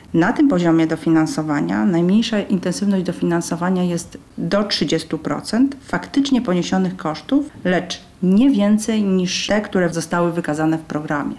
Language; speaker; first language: Polish; native; Polish